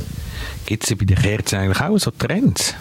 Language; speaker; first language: German; native; German